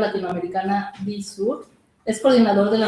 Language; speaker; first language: Spanish; native; Spanish